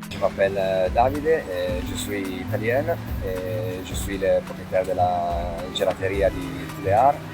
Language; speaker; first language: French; non-native, fluent; Italian